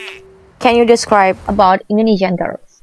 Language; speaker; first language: English; non-native, learner; Indonesian